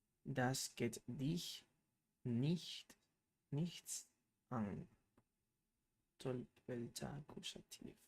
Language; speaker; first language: German; non-native, learner; Spanish